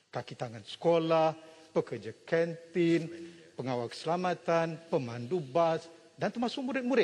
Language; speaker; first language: Malay; native; Malay